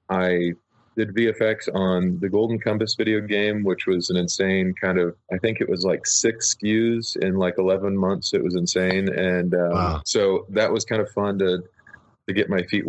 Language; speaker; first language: English; native; English